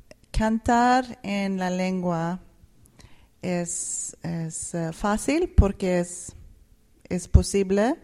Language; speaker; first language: Spanish; non-native, fluent; Swedish